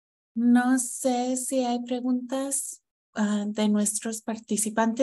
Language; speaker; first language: Spanish; non-native, fluent; English